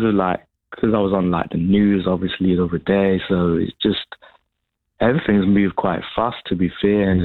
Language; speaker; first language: English; native; English